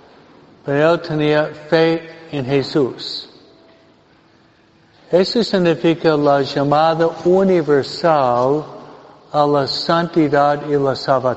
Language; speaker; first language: Spanish; non-native, fluent; English